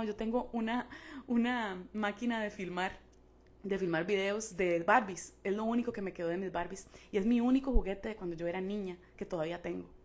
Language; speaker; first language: Spanish; native; Spanish